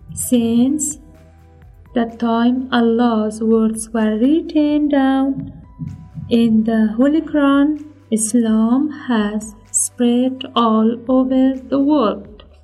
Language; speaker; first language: English; non-native, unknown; Persian